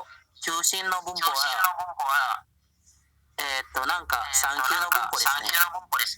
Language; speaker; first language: Japanese; non-native, learner; Indonesian